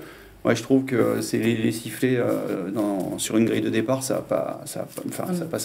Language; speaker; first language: French; native; French